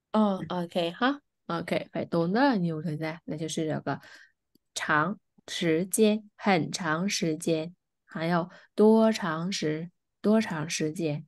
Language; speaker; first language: Chinese; non-native, fluent; Vietnamese